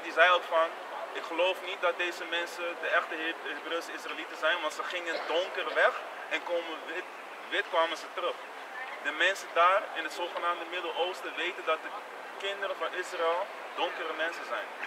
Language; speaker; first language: Dutch; native; Dutch